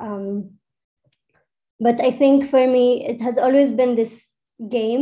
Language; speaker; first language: English; non-native, fluent; Arabic